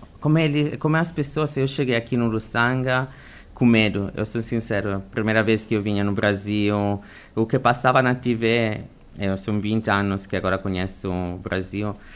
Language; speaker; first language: Portuguese; non-native, fluent; Italian